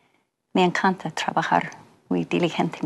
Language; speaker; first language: Spanish; non-native, learner; English